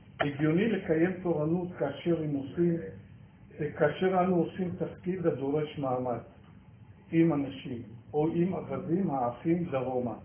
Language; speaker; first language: Hebrew; native; Hebrew